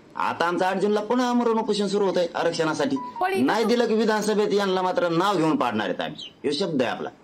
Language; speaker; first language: Marathi; native; Marathi